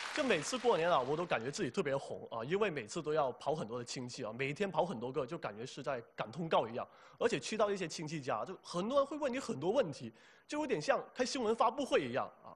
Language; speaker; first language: Chinese; native; Chinese